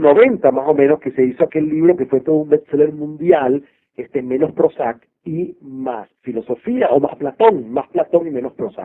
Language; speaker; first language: Spanish; native; Spanish